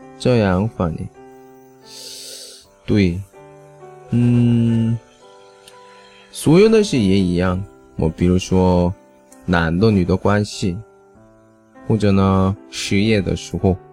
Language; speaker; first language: Chinese; non-native, learner; Korean